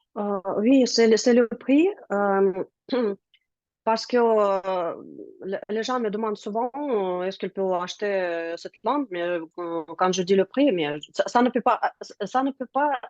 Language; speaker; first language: French; non-native, learner; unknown